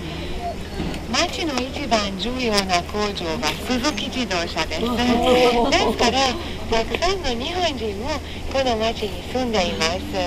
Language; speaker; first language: Japanese; non-native, fluent; Hungarian